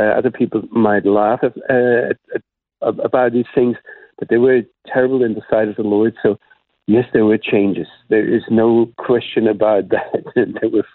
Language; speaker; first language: English; non-native, fluent; German